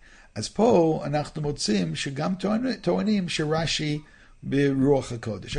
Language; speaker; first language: Hebrew; non-native, fluent; English